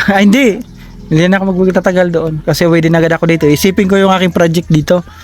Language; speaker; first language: Filipino; non-native, local second language; Waray